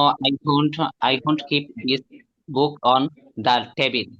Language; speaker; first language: English; non-native, learner; Bangla